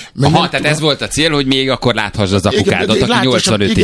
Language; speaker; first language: Hungarian; native; Hungarian